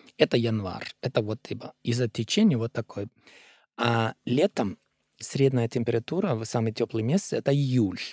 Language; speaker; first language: Russian; non-native, fluent; Icelandic